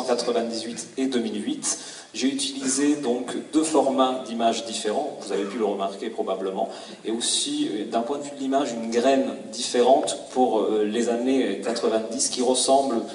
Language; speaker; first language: French; native; French